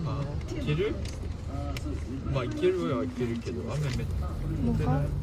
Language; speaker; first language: Japanese; native; Japanese